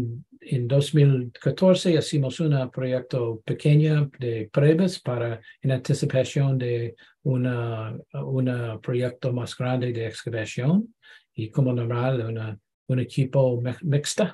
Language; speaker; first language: Spanish; non-native, learner; English